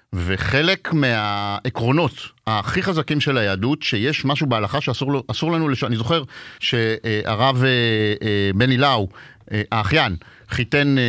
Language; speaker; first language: Hebrew; native; Hebrew